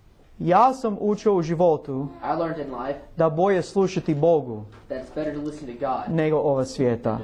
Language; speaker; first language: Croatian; non-native, learner; English